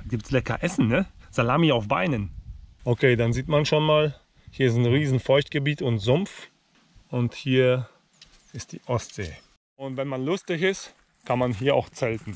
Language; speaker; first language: German; native; German